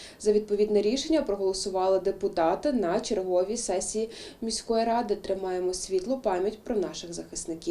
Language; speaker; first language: Ukrainian; native; Ukrainian